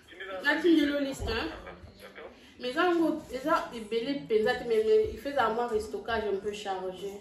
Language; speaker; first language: French; non-native, local second language; Lingala